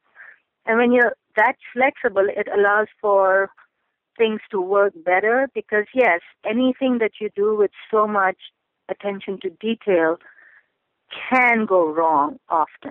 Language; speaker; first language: English; non-native, local second language; Urdu